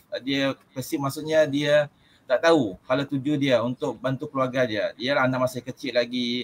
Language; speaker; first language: Malay; native; Malay